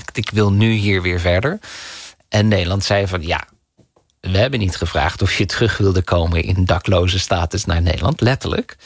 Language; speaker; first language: Dutch; native; Dutch